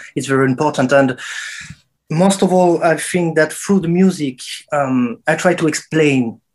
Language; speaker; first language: English; non-native, fluent; French